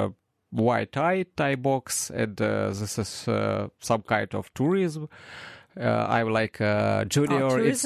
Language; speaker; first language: English; non-native, learner; Ukrainian